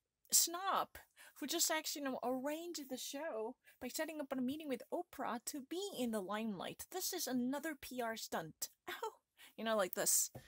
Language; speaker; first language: English; non-native, fluent; Korean